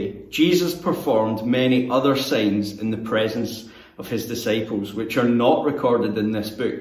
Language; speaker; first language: English; native; English